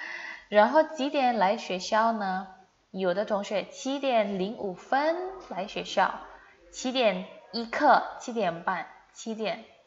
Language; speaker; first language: Chinese; non-native, fluent; Indonesian